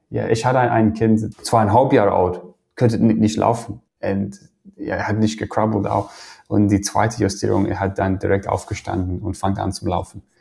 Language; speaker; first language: German; non-native, fluent; English